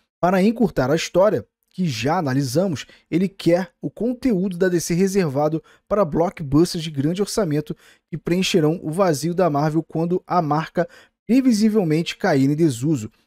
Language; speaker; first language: Portuguese; native; Portuguese